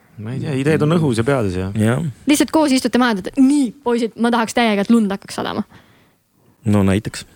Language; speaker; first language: Estonian; native; Estonian